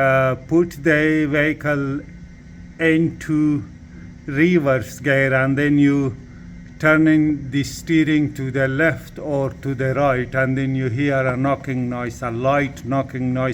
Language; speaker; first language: English; non-native, fluent; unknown